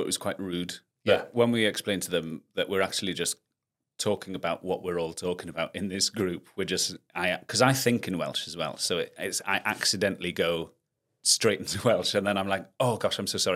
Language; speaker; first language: English; non-native, local second language; Welsh